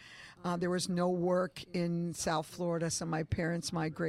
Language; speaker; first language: English; early bilingual, other home language; Spanish